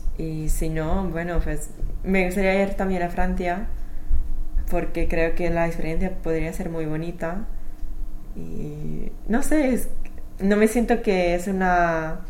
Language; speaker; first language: Spanish; non-native, fluent; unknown